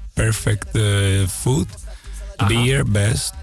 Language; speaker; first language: English; non-native, fluent; Czech